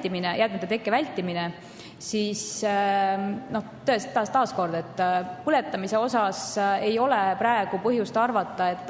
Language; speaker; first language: Estonian; native; Estonian